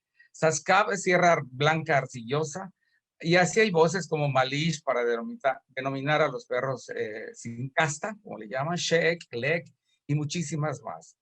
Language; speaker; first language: Spanish; native; Spanish